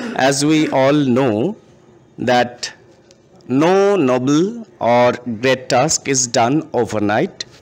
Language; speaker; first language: English; non-native, local second language; Bangla